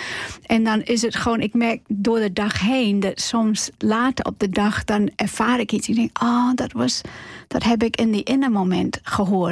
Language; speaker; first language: Dutch; non-native, fluent; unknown